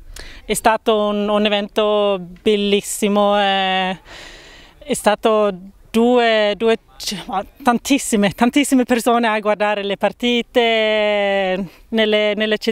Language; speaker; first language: Italian; non-native, fluent; Swedish